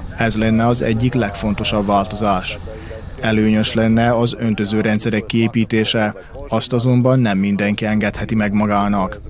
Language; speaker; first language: Hungarian; native; Hungarian